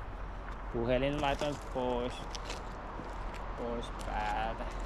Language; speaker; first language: Finnish; native; Finnish